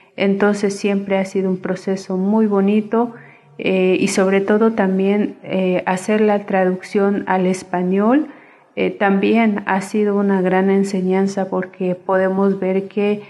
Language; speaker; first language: Spanish; non-native, local second language; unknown